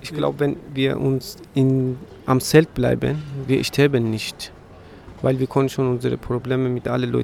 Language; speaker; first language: German; non-native, learner; Persian